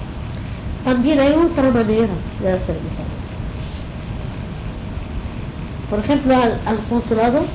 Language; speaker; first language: Spanish; non-native, fluent; Arabic